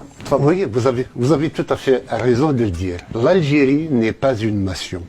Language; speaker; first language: French; non-native, local second language; Kabyle